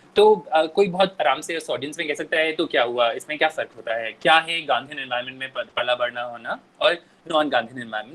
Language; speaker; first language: Hindi; native; Hindi